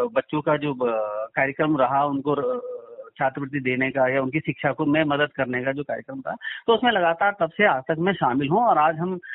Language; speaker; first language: Hindi; native; Hindi